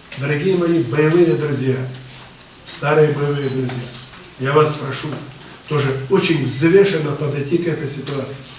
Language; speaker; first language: Russian; non-native, local second language; Ukrainian